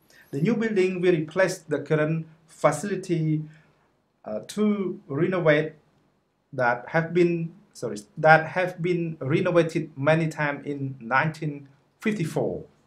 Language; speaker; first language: English; non-native, fluent; Khmer